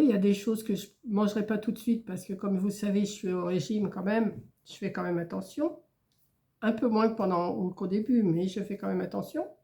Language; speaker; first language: French; native; French